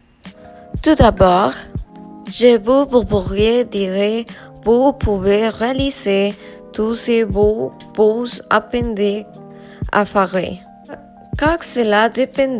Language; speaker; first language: French; non-native, learner; Spanish